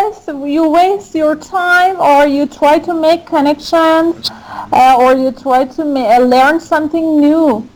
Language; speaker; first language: English; non-native, fluent; Persian